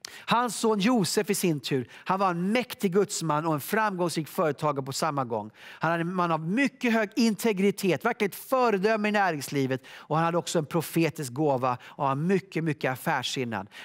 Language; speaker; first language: Swedish; native; Swedish